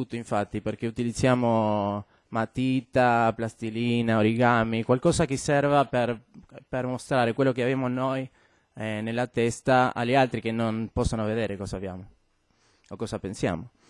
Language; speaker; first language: Italian; non-native, fluent; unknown